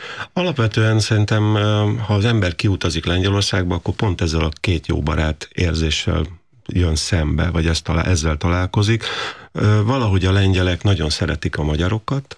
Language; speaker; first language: Hungarian; native; Hungarian